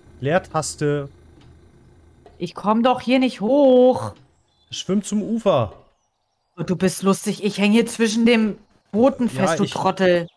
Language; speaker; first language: German; native; German